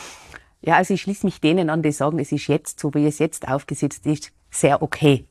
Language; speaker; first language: German; native; German